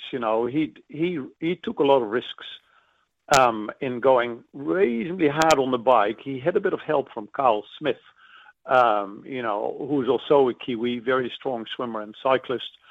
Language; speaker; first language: English; non-native, fluent; Dutch